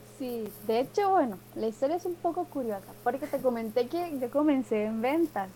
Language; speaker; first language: Spanish; native; Spanish